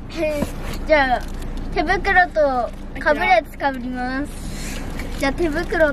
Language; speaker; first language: Japanese; early bilingual, other home language; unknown